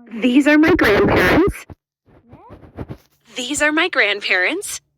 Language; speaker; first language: English; non-native, learner; Turkish